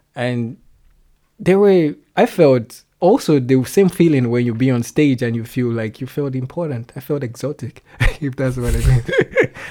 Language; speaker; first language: English; non-native, local second language; Yoruba